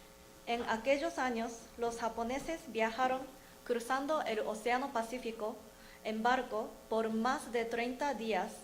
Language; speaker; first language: Spanish; non-native, learner; Japanese